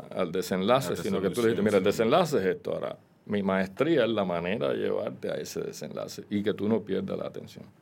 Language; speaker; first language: Spanish; native; Spanish